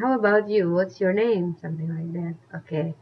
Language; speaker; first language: English; non-native, fluent; Indonesian